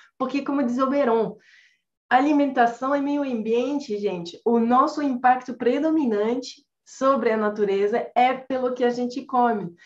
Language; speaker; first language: Portuguese; non-native, fluent; French